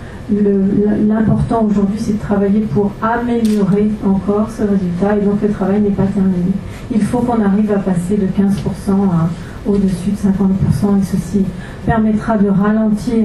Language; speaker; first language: French; native; French